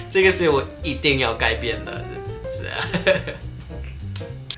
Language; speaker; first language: Chinese; non-native, fluent; English